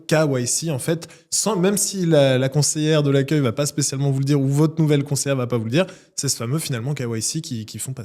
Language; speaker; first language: French; native; French